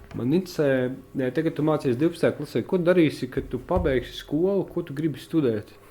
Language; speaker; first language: Latvian; native; Latvian